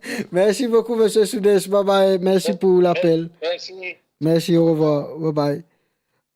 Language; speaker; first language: French; non-native, local second language; Morisyen